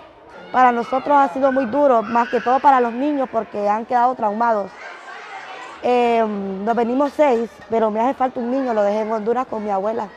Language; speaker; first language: Spanish; native; Spanish